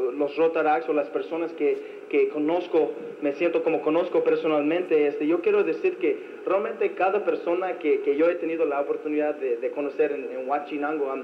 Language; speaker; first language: Spanish; non-native, fluent; English